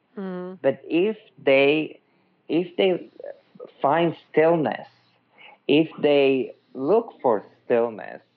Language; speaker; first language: English; non-native, fluent; Italian